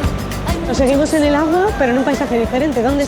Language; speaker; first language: Spanish; native; Spanish